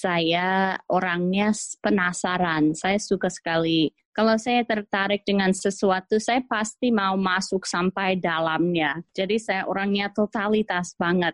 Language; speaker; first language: Indonesian; non-native, fluent; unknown